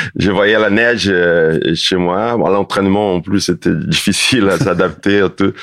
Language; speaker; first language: French; non-native, fluent; Portuguese